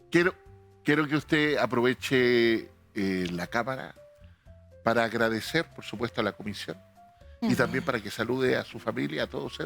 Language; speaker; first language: Spanish; native; Spanish